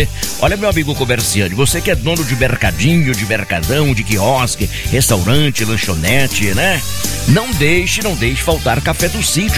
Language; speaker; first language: Portuguese; native; Portuguese